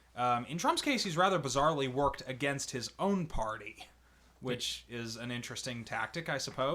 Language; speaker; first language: English; native; English